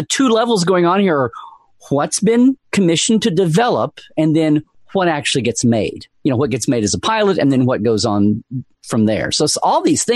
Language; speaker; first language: English; native; English